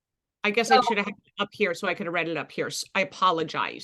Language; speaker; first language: English; native; English